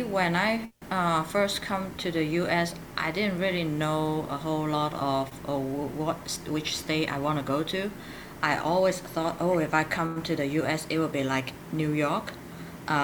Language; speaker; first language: English; non-native, local second language; Cantonese